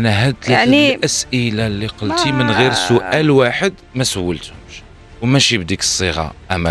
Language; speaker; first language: Arabic; native; Arabic